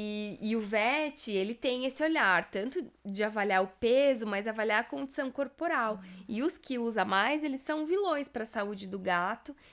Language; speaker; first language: Portuguese; native; Portuguese